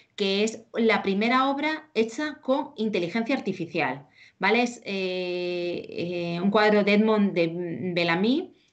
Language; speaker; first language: Spanish; native; Spanish